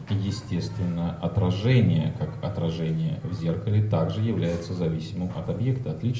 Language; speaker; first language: Russian; native; Russian